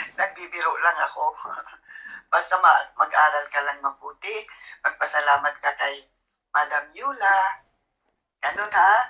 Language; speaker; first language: Filipino; native; Filipino